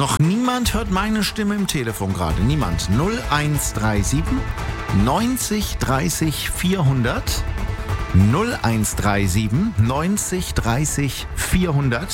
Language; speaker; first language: German; native; German